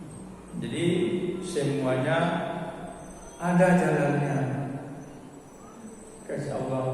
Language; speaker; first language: Indonesian; native; Indonesian